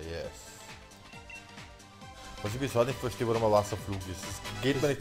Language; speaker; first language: German; native; German